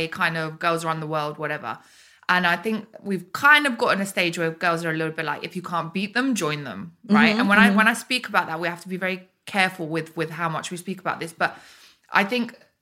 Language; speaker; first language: English; early bilingual, other home language; Bulgarian